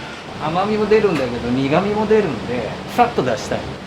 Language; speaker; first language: Japanese; native; Japanese